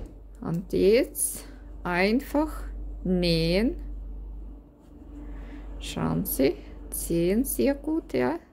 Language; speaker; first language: German; non-native, learner; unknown